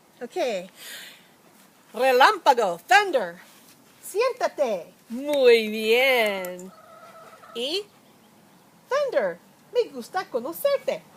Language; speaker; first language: Spanish; non-native, learner; English